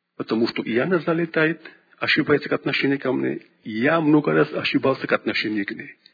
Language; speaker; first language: Russian; non-native, local second language; Georgian